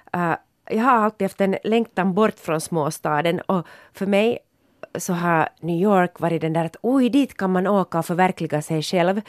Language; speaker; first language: Swedish; native; Swedish